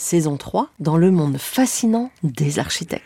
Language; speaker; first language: French; native; French